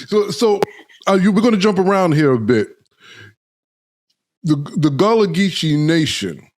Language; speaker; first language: English; native; English